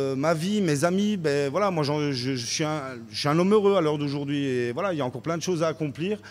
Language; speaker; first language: French; native; French